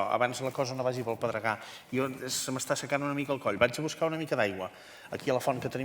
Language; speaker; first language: Catalan; native; Catalan